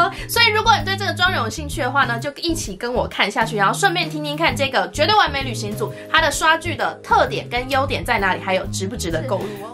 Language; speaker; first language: Chinese; native; Chinese